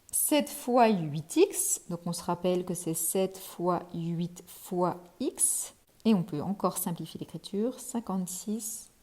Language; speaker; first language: French; native; French